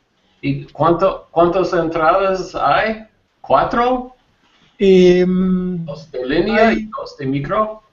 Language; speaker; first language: Spanish; non-native, learner; English